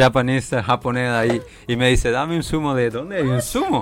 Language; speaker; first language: Spanish; non-native, fluent; Chinese